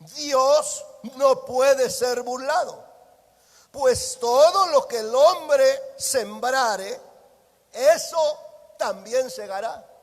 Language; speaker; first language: Spanish; native; Spanish